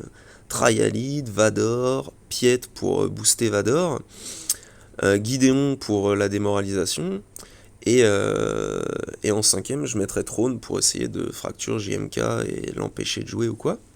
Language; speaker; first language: French; native; French